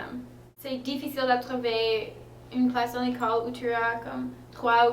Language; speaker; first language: French; non-native, fluent; English